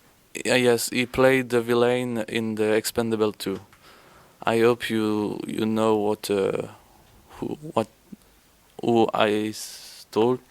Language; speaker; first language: English; non-native, learner; French